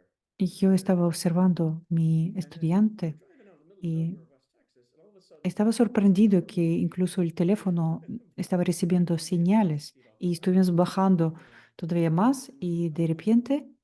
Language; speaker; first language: Spanish; non-native, fluent; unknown